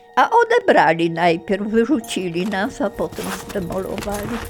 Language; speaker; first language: Polish; native; Polish